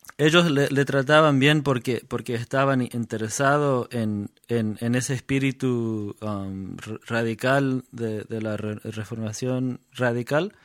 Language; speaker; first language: Spanish; non-native, fluent; English